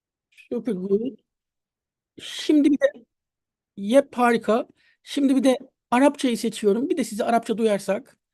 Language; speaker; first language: Turkish; native; Turkish